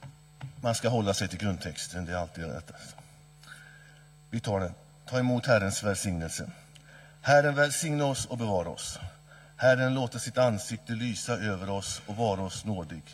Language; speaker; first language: Swedish; native; Swedish